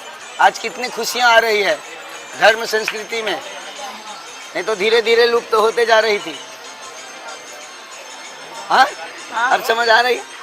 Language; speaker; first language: Hindi; native; Hindi